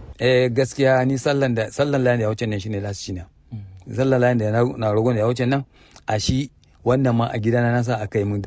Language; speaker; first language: Hausa; non-native, local second language; Kanuri